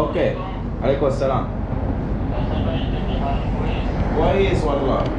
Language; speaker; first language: Arabic; non-native, learner; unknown